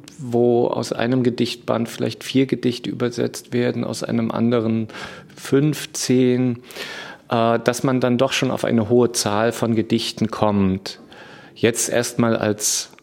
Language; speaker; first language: German; native; German